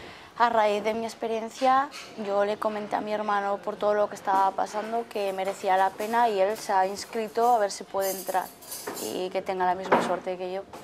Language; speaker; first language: Spanish; native; Spanish